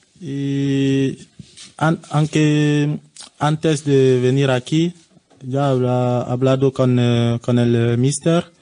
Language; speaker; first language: Spanish; non-native, learner; French